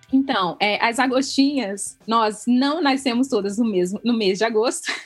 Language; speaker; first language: Portuguese; native; Portuguese